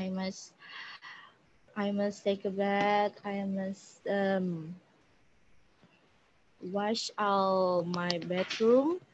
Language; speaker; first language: English; non-native, learner; Indonesian